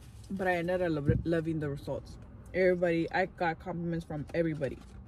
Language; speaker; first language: English; early bilingual, other home language; Spanish